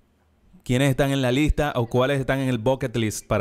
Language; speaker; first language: Spanish; native; Spanish